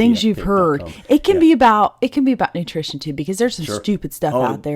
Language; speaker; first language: English; native; English